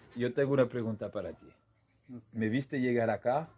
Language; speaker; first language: Spanish; non-native, learner; French